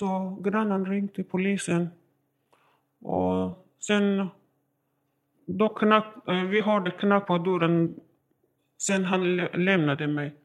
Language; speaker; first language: Swedish; non-native, learner; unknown